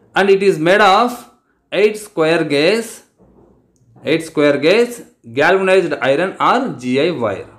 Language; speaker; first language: English; non-native, local second language; Telugu